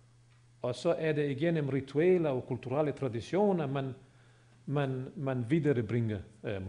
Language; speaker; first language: Swedish; non-native, fluent; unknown